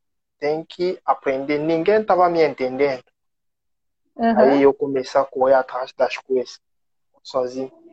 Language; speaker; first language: Portuguese; non-native, learner; French